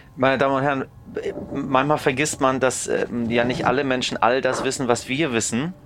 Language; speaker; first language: German; early bilingual, other home language; Persian